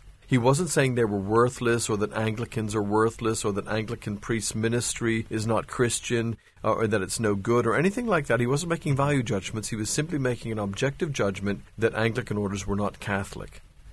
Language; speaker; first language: English; native; English